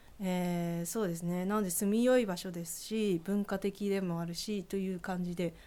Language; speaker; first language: Japanese; native; Japanese